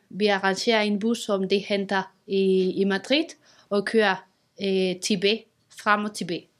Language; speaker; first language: Danish; non-native, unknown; Spanish